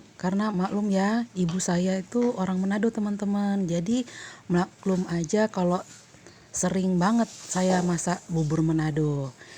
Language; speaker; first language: Indonesian; native; Indonesian